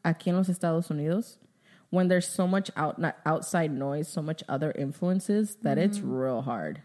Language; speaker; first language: English; early bilingual, other home language; Spanish